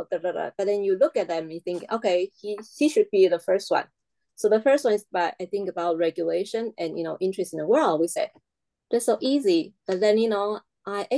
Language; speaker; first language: English; non-native, fluent; Chinese